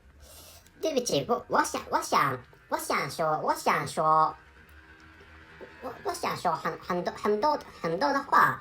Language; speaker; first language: Chinese; non-native, learner; Japanese